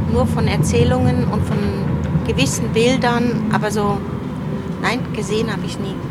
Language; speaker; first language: German; early bilingual, other home language; Turoyo